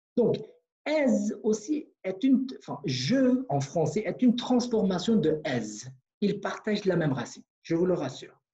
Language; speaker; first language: French; non-native, fluent; Kurdish